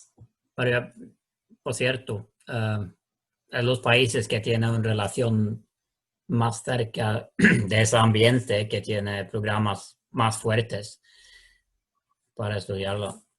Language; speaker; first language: Spanish; non-native, learner; Swedish